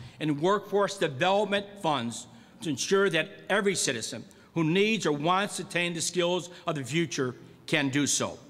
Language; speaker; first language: English; native; English